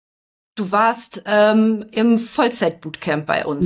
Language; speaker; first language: German; native; German